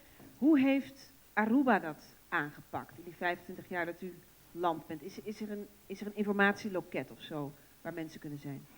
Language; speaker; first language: Dutch; native; Dutch